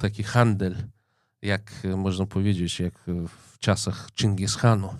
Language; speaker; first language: Polish; non-native, fluent; Russian